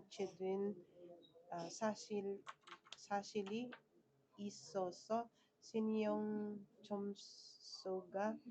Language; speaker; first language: Korean; non-native, learner; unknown